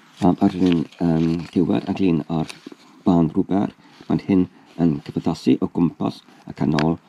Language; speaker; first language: Welsh; non-native, learner; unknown